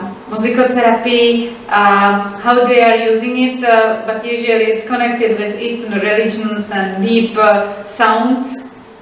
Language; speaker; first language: English; non-native, fluent; Czech